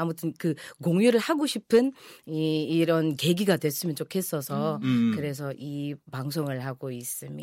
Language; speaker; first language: Korean; non-native, fluent; Filipino